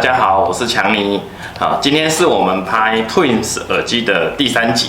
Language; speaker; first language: Chinese; native; Chinese